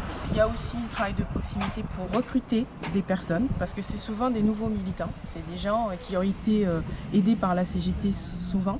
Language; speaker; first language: French; native; French